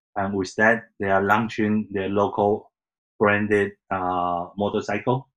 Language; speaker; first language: English; non-native, fluent; Chinese